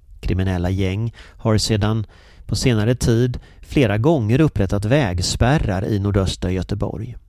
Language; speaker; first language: Swedish; native; Swedish